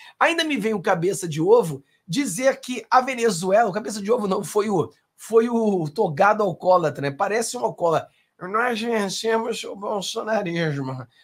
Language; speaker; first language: Portuguese; non-native, fluent; Spanish